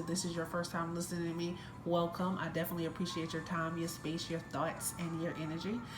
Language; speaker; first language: English; native; English